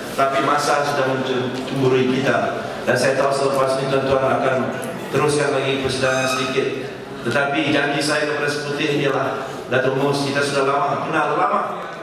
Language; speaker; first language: Malay; non-native, local second language; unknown